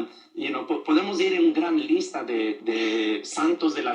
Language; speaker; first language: Spanish; early bilingual, other home language; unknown